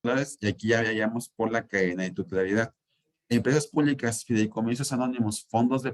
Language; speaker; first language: Spanish; native; Spanish